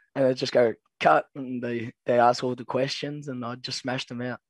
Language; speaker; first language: English; native; English